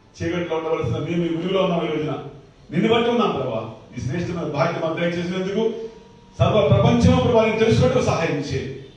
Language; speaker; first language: Telugu; native; Telugu